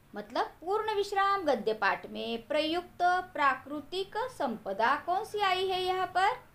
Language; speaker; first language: Hindi; non-native, local second language; Marathi